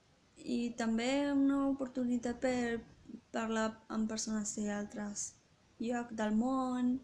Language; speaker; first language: Catalan; non-native, learner; Spanish